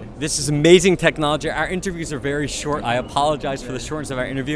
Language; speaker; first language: English; native; English